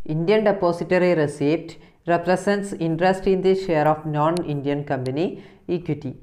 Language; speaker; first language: English; non-native, local second language; Malayalam